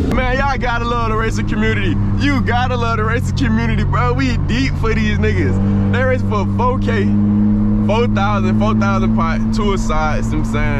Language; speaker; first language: English; native; English